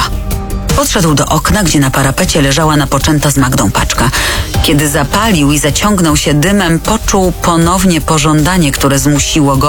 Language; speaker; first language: Polish; native; Polish